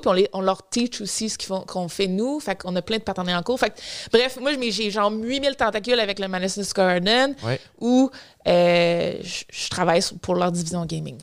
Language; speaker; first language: French; native; French